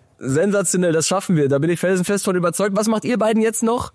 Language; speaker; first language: German; native; German